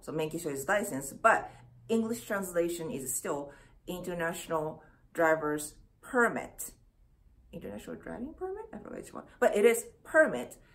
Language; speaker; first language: English; non-native, fluent; Japanese